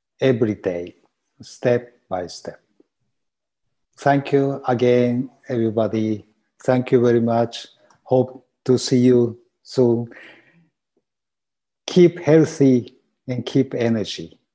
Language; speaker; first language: English; non-native, learner; Japanese